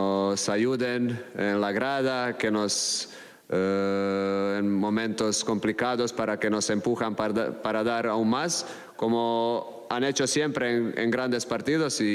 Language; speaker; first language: Spanish; non-native, fluent; Croatian